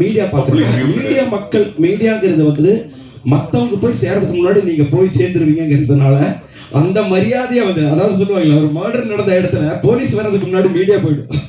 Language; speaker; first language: Tamil; native; Tamil